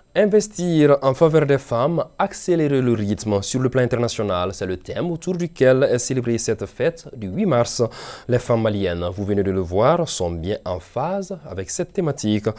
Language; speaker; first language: French; non-native, local second language; Bambara